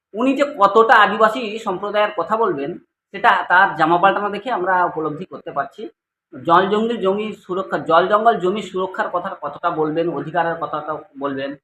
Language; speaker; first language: Bangla; native; Bangla